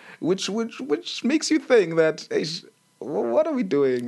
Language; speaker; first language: English; non-native, local second language; Xhosa